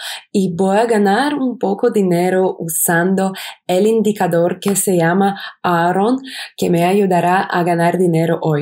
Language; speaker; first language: Spanish; non-native, fluent; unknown